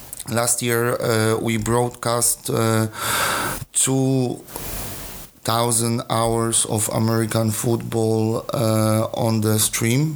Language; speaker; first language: English; non-native, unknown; Polish